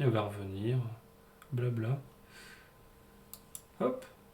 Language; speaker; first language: French; native; French